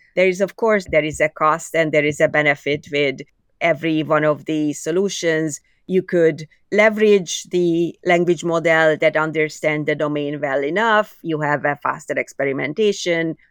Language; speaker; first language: English; non-native, fluent; Hungarian